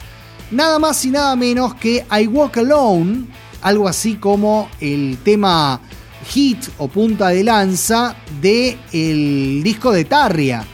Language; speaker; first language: Spanish; native; Spanish